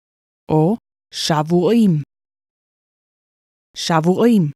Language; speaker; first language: Hebrew; non-native, fluent; English